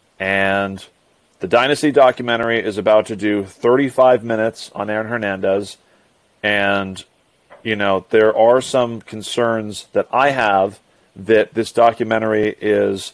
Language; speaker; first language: English; native; English